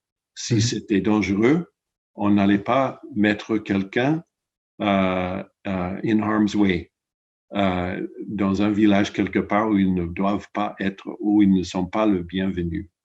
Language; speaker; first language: French; non-native, fluent; English